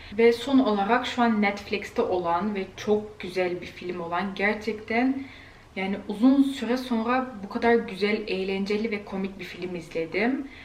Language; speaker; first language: Turkish; early bilingual, heritage; Turkish